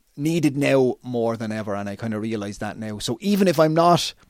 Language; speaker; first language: English; native; English